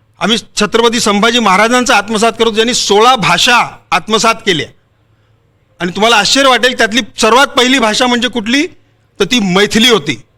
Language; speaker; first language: Marathi; non-native, local second language; Hindi